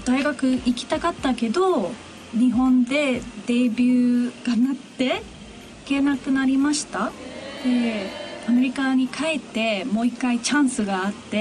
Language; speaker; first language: Japanese; non-native, learner; English